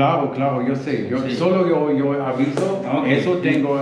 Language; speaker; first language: Spanish; non-native, learner; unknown